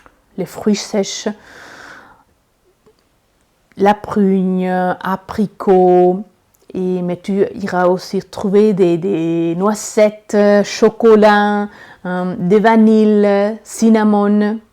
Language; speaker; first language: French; non-native, learner; Italian